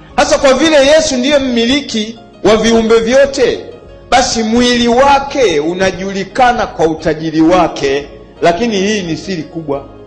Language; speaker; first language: Swahili; native; Swahili